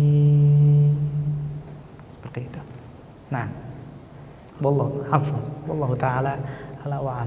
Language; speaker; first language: Indonesian; native; Indonesian